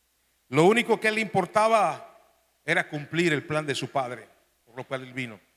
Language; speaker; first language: Spanish; native; Spanish